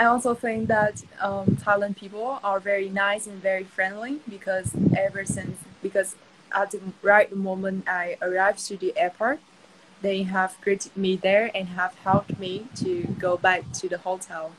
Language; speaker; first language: English; non-native, fluent; Vietnamese